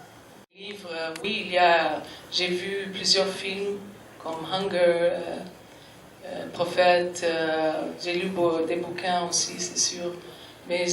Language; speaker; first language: French; non-native, fluent; Arabic